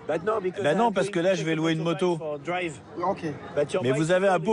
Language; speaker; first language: French; native; French